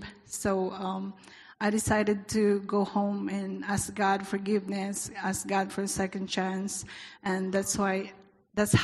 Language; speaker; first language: English; non-native, local second language; Iloko